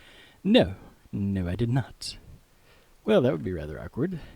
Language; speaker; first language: English; native; English